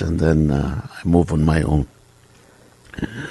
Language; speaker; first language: English; non-native, fluent; Arabic